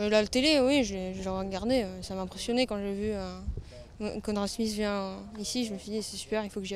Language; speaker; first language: French; native; French